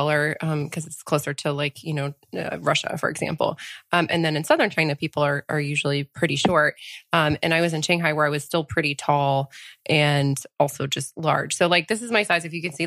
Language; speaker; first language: English; early bilingual, other home language; French